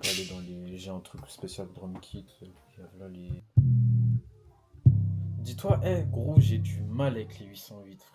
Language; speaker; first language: French; native; French